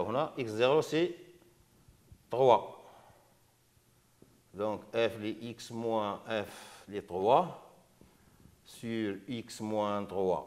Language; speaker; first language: French; non-native, local second language; Arabic